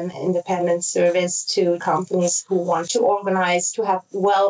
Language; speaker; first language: English; non-native, fluent; Italian